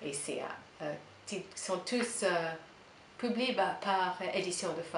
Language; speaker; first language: French; non-native, learner; English